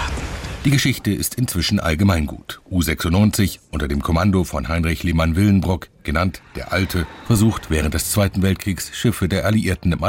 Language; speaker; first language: German; native; German